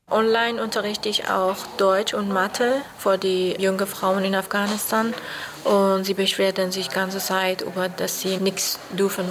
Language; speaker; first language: German; non-native, fluent; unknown